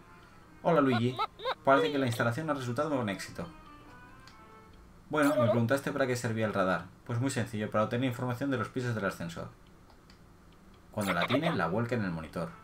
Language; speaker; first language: Spanish; native; Spanish